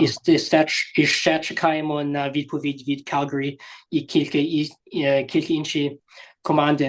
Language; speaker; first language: Ukrainian; early bilingual, heritage; English